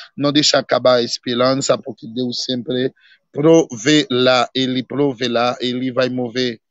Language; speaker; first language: Portuguese; non-native, learner; Haitian Creole